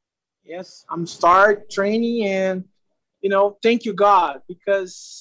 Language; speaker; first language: English; non-native, learner; Portuguese